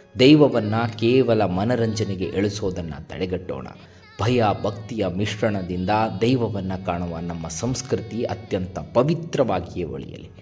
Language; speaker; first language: Kannada; non-native, local second language; Tulu